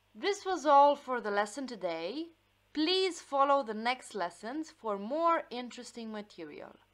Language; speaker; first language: English; non-native, fluent; Romanian